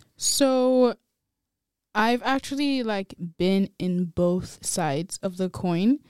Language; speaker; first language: English; early bilingual, other home language; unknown